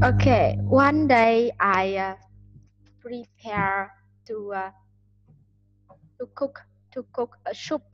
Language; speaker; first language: English; non-native, learner; Vietnamese